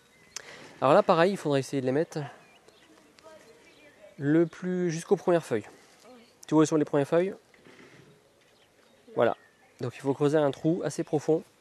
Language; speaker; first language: French; native; French